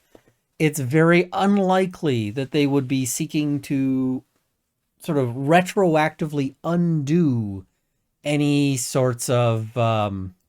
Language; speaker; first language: English; native; English